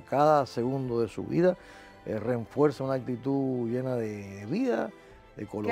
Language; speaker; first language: Spanish; native; Spanish